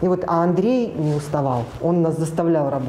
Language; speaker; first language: Russian; native; Russian